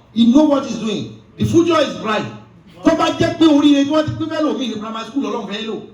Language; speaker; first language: English; non-native, local second language; Yoruba